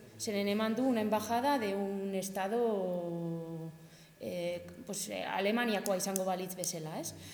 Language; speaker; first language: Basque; non-native, local second language; Spanish